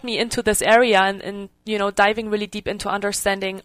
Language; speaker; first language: English; non-native, fluent; German